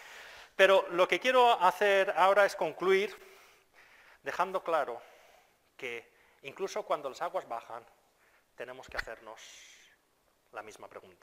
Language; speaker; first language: Spanish; non-native, fluent; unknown